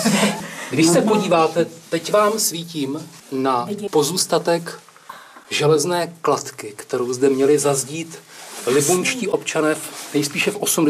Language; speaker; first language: Czech; native; Czech